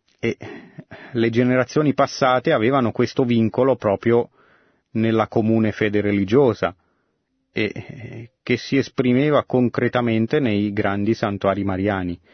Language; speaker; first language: Italian; native; Italian